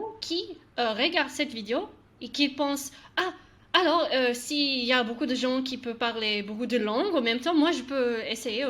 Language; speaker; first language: French; non-native, learner; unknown